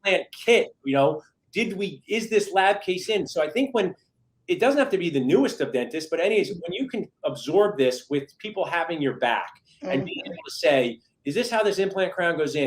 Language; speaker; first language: English; native; English